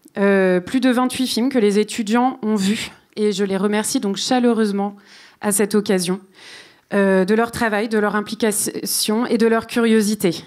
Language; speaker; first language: French; native; French